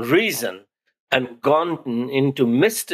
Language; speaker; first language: English; non-native, local second language; Hindi